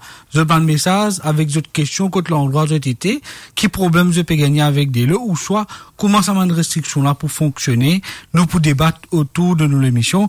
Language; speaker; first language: French; non-native, local second language; Morisyen